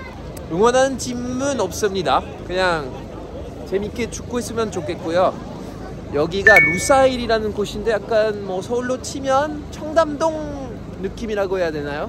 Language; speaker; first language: Korean; non-native, fluent; French